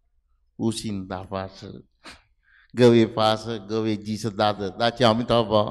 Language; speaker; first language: Chinese; non-native, fluent; Sinhala